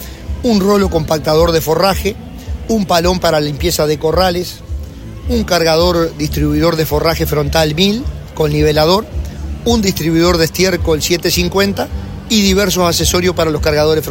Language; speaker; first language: Spanish; native; Spanish